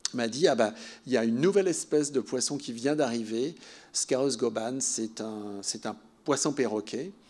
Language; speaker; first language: French; native; French